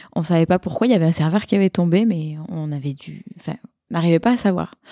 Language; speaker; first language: French; native; French